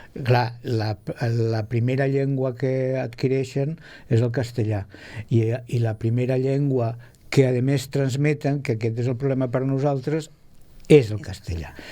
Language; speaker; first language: Catalan; native; Catalan